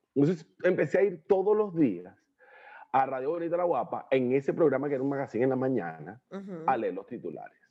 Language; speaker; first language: Spanish; native; Spanish